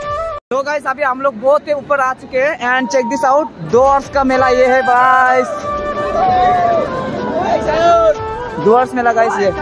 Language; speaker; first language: Hindi; non-native, local second language; Nepali